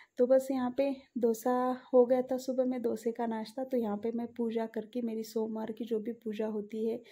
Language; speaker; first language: Hindi; non-native, local second language; Marathi